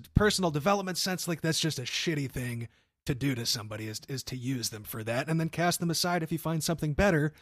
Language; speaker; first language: English; native; English